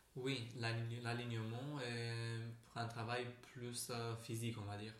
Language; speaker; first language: French; non-native, fluent; Romanian